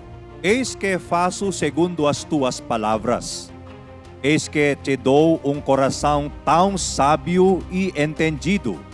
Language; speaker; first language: Portuguese; native; Portuguese